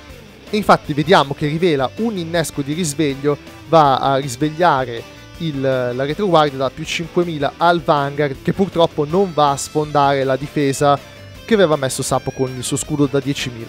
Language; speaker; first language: Italian; native; Italian